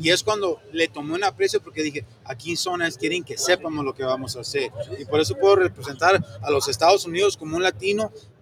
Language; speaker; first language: Spanish; native; Spanish